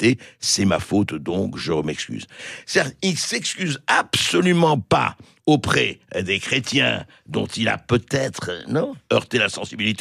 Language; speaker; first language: French; native; French